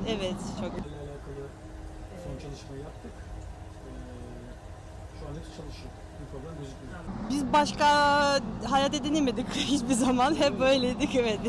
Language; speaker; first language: Turkish; non-native, learner; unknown